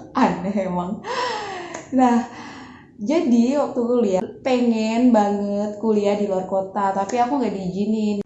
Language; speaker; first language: Indonesian; native; Indonesian